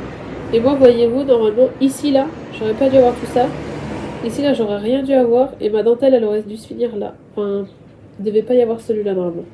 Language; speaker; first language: French; native; French